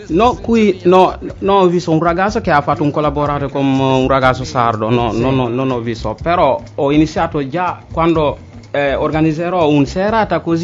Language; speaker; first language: Italian; non-native, learner; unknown